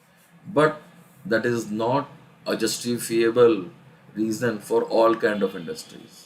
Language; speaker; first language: English; non-native, local second language; Hindi